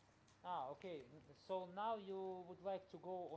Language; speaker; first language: English; non-native, learner; Russian